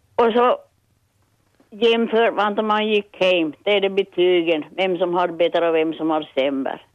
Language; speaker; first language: Swedish; native; Swedish